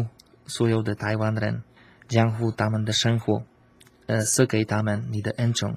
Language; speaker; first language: Chinese; non-native, learner; Slovak